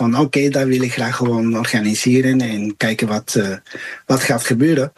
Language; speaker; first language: Dutch; non-native, fluent; Spanish